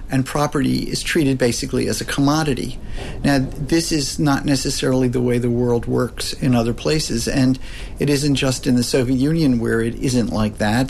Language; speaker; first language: English; native; English